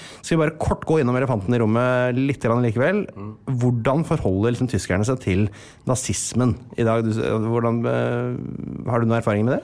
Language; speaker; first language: Norwegian; native; Norwegian